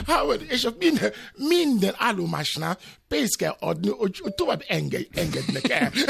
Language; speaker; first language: Hungarian; non-native, fluent; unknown